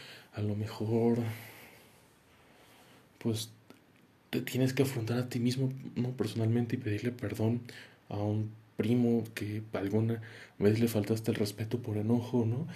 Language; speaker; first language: Spanish; native; Spanish